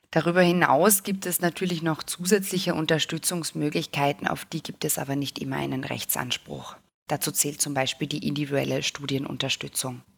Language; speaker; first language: German; native; German